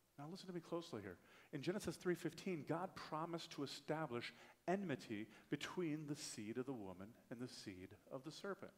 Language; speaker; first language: English; native; English